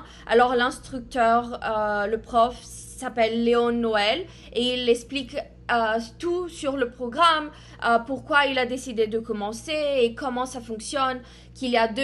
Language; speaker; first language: French; non-native, fluent; Portuguese